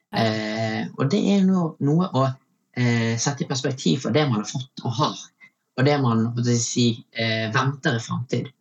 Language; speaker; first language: Norwegian; early bilingual, other home language; Tamil